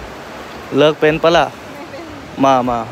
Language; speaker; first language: Thai; non-native, fluent; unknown